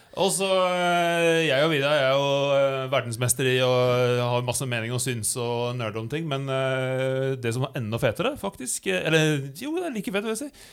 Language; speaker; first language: Norwegian; non-native, fluent; English